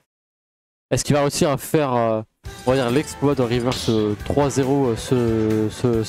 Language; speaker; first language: French; native; French